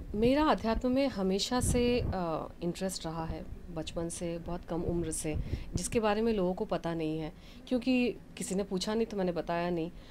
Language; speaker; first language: Hindi; non-native, local second language; Bangla